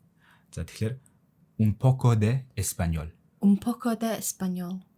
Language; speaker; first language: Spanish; non-native, fluent; Mongolian